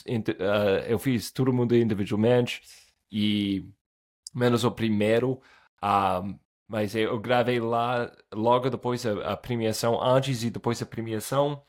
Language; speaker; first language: Portuguese; non-native, fluent; English